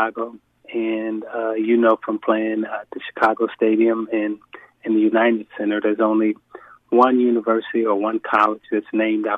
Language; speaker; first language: English; native; English